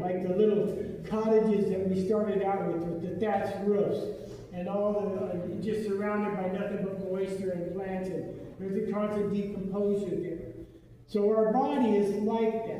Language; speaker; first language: English; native; English